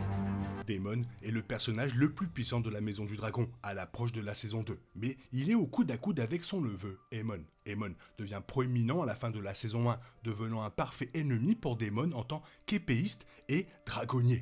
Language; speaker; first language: French; native; French